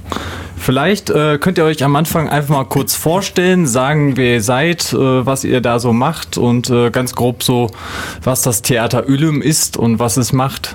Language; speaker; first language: German; native; German